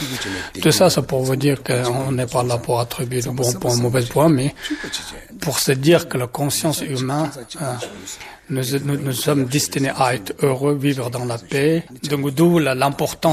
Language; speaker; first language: French; non-native, fluent; Tibetan